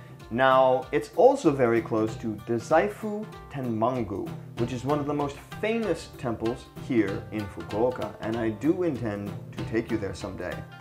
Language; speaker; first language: English; native; English